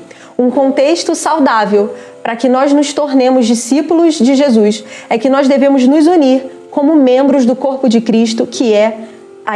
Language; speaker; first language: Portuguese; native; Portuguese